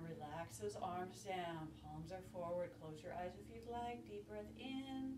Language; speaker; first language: English; native; English